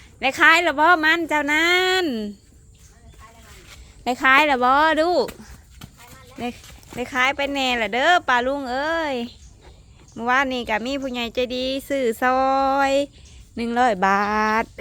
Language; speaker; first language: Thai; non-native, local second language; Northeastern Thai